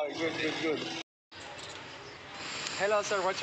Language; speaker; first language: English; non-native, fluent; French